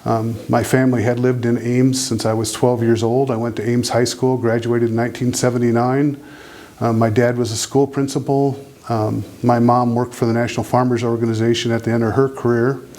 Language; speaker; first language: English; native; English